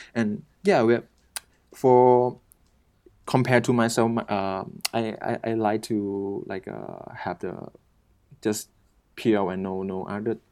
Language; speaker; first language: English; non-native, learner; Thai